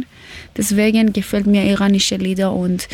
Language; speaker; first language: German; non-native, fluent; Persian